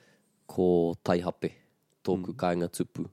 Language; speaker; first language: Māori; non-native, local second language; English